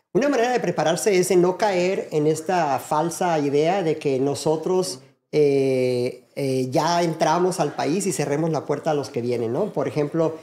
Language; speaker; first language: Spanish; native; Spanish